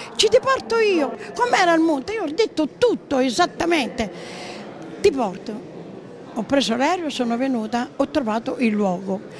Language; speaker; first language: Italian; native; Italian